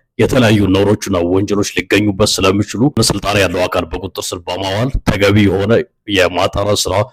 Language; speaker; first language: Amharic; native; Amharic